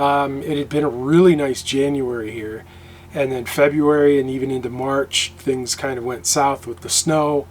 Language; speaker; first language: English; native; English